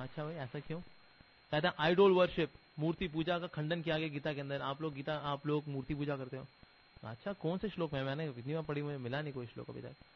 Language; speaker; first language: Hindi; native; Hindi